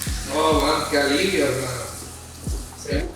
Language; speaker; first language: Polish; non-native, learner; Spanish